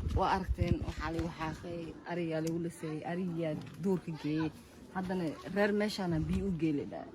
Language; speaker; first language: Somali; early bilingual, heritage; Somali